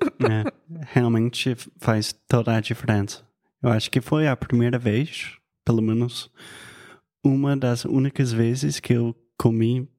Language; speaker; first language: Portuguese; non-native, fluent; English